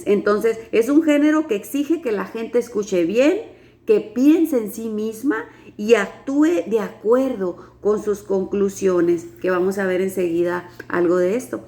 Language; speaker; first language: Spanish; native; Spanish